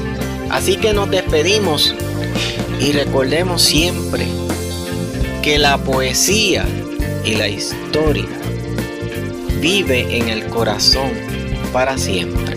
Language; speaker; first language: Spanish; native; Spanish